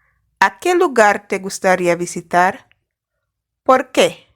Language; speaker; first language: Spanish; non-native, fluent; English